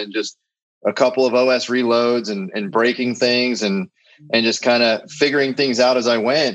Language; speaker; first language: English; native; English